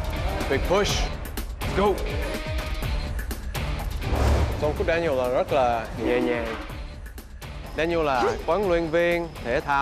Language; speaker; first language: Vietnamese; non-native, fluent; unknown